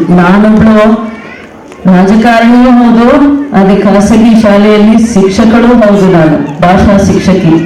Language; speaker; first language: Kannada; native; Kannada